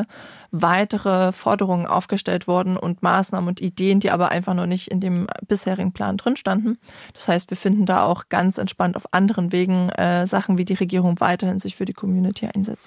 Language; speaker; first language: German; native; German